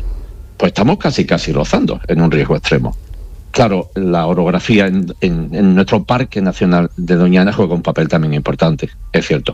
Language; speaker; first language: Spanish; native; Spanish